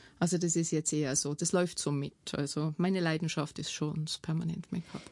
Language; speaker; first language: German; native; German